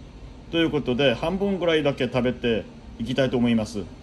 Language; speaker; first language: Japanese; non-native, fluent; Korean